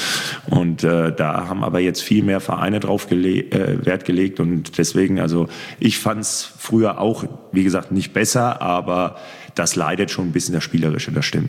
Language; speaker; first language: German; native; German